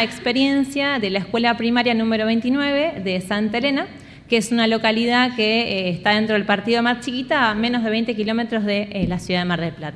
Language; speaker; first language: Spanish; native; Spanish